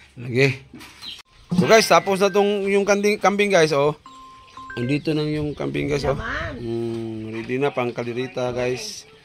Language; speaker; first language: Filipino; non-native, local second language; Cebuano